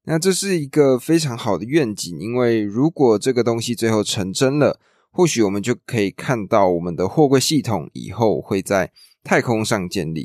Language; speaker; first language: Chinese; native; Chinese